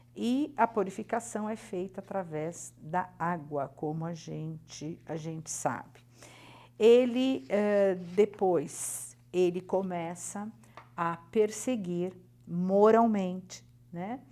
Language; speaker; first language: Portuguese; native; Portuguese